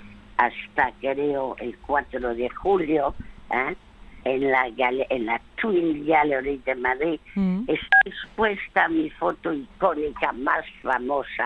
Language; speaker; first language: Spanish; early bilingual, other home language; French